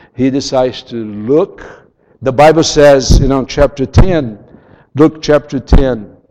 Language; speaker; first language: English; non-native, fluent; Portuguese